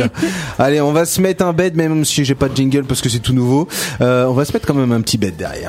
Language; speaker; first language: French; native; French